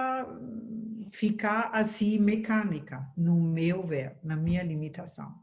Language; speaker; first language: Portuguese; non-native, fluent; German